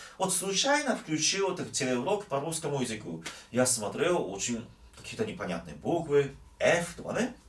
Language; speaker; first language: Russian; non-native, fluent; Japanese